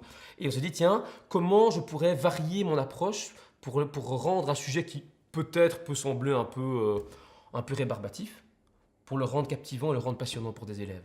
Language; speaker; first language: French; native; French